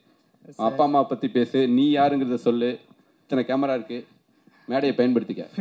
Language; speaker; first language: Tamil; native; Tamil